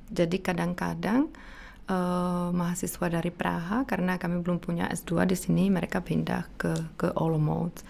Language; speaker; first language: Indonesian; non-native, fluent; Czech